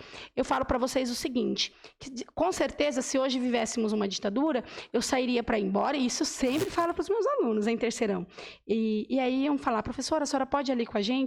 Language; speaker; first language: Portuguese; native; Portuguese